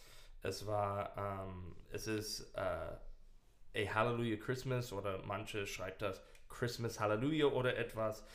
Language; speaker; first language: German; non-native, learner; English